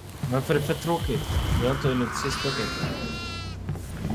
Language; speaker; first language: Swedish; native; Swedish